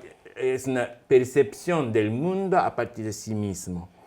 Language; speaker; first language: Spanish; non-native, fluent; Japanese